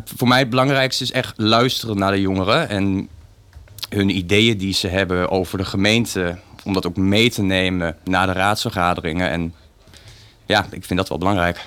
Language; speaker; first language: Dutch; native; Dutch